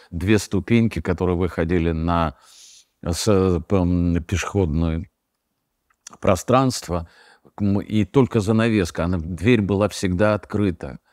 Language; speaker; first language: Russian; native; Russian